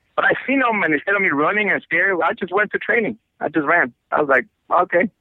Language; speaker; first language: English; non-native, fluent; Spanish